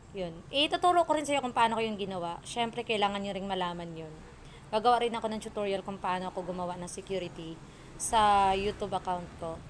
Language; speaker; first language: Filipino; non-native, local second language; Waray